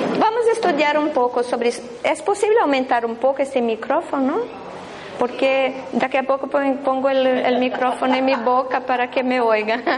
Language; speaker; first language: Spanish; non-native, fluent; Portuguese